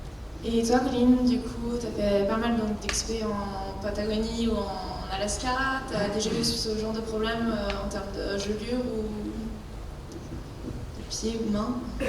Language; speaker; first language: French; native; French